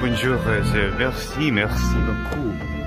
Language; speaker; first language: French; non-native, learner; Russian